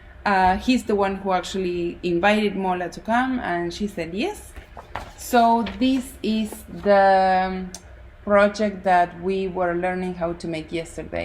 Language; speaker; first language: English; non-native, fluent; Spanish